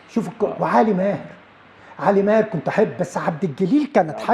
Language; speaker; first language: Arabic; native; Arabic